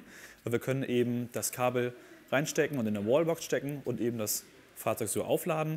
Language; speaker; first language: German; native; German